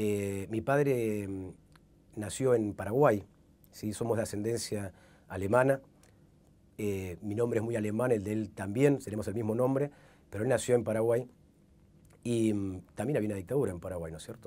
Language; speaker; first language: Spanish; native; Spanish